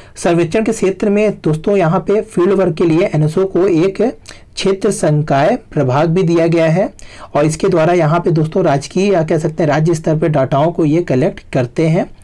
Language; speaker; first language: Hindi; native; Hindi